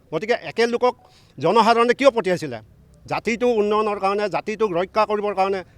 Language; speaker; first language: Assamese; non-native, local second language; Mising